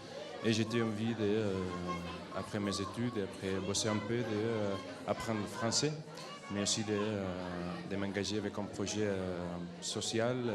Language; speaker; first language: French; non-native, fluent; Catalan